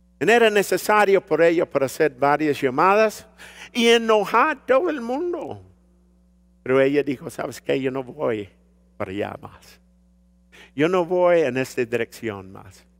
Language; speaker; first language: Spanish; early bilingual, heritage; Spanish